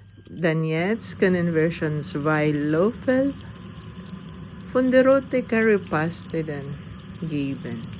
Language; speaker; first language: German; non-native, learner; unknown